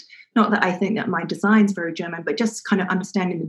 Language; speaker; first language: English; native; English